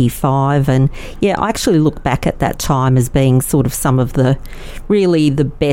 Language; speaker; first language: English; non-native, local second language; Yiddish